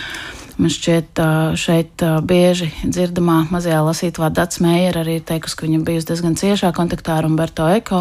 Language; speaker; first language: Latvian; native; Latvian